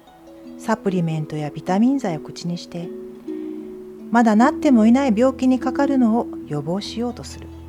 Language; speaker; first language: Japanese; native; Japanese